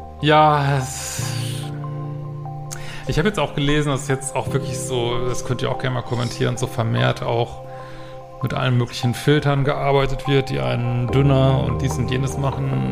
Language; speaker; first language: German; native; German